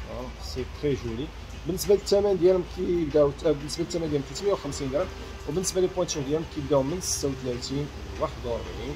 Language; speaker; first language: Arabic; native; Arabic